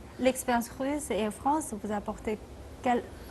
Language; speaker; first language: French; non-native, fluent; Chinese